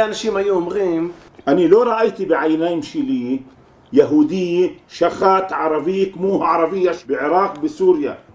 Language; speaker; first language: Hebrew; non-native, local second language; Arabic